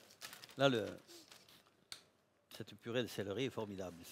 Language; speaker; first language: French; native; French